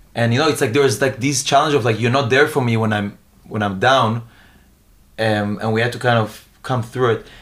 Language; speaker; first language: English; early bilingual, other home language; Hebrew